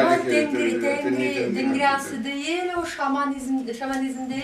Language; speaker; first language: Turkish; non-native, learner; Chuvash